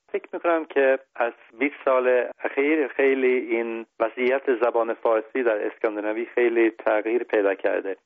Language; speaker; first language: Persian; non-native, fluent; Swedish